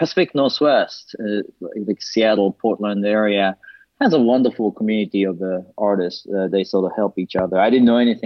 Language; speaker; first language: English; non-native, fluent; Japanese